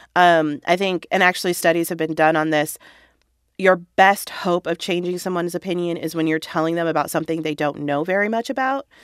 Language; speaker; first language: English; native; English